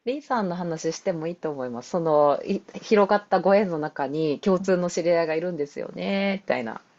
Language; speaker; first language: Japanese; native; Japanese